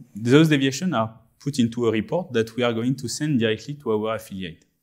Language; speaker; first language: English; non-native, fluent; French